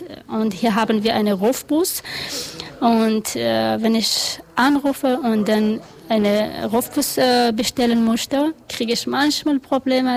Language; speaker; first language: German; non-native, learner; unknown